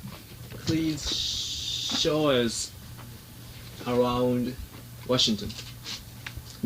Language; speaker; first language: English; non-native, learner; Japanese